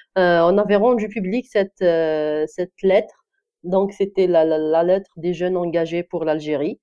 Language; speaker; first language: French; non-native, local second language; Kabyle